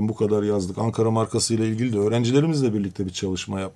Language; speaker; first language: Turkish; native; Turkish